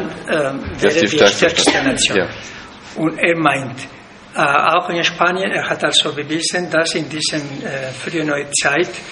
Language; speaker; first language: German; non-native, fluent; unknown